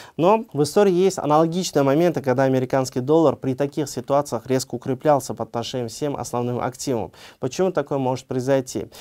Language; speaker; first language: Russian; non-native, local second language; Uzbek